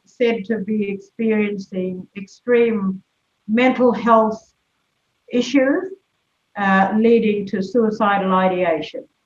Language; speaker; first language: English; non-native, local second language; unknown